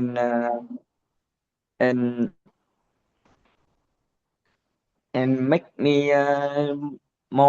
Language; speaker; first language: English; non-native, learner; Vietnamese